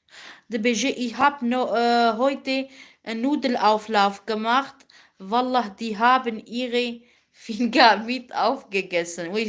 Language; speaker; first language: German; non-native, learner; Kurdish